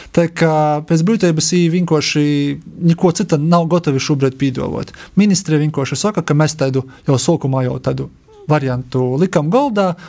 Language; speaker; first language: Latvian; native; Latvian